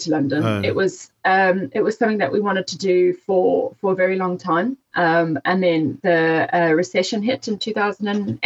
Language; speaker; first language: English; native; English